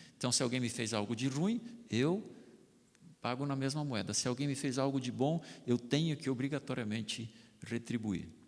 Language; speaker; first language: Portuguese; non-native, local second language; German